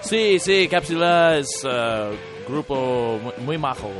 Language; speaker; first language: Spanish; non-native, learner; English